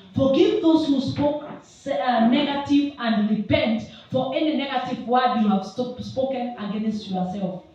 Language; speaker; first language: English; non-native, local second language; Swahili